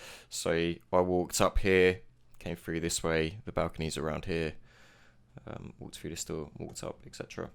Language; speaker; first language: English; native; English